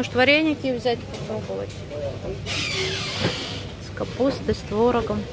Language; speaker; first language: Russian; native; Russian